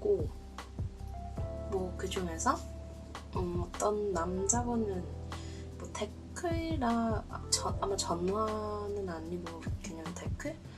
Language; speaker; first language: Korean; non-native, learner; Cantonese